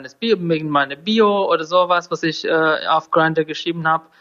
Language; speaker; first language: German; non-native, learner; Turkish